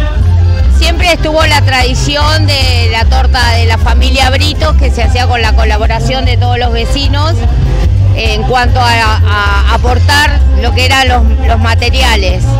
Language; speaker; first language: Spanish; native; Spanish